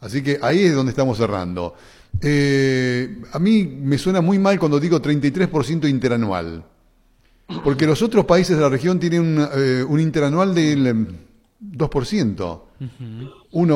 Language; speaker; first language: Spanish; native; Spanish